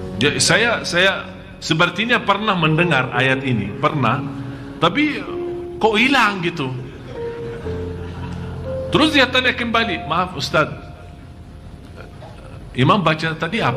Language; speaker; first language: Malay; non-native, fluent; Arabic